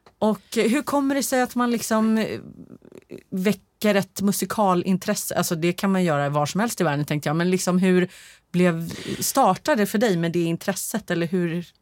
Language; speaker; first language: Swedish; native; Swedish